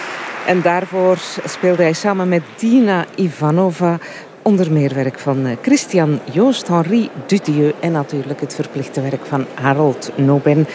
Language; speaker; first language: Dutch; native; Dutch